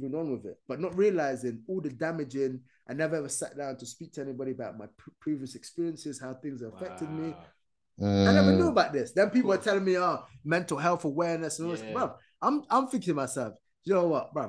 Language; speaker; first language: English; non-native, fluent; Arabic